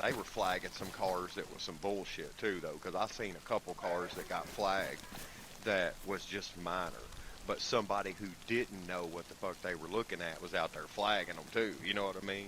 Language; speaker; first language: English; native; English